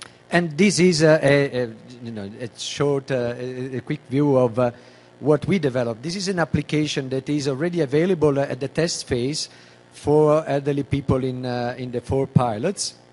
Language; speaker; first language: English; non-native, fluent; Italian